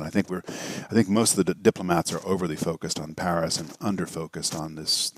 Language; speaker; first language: English; native; English